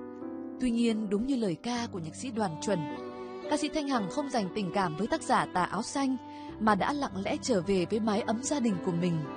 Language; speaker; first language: Vietnamese; native; Vietnamese